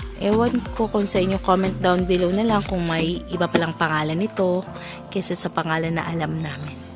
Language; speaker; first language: Filipino; non-native, local second language; Cebuano